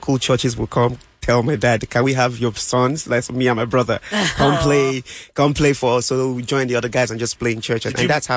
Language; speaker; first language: English; non-native, local second language; Yoruba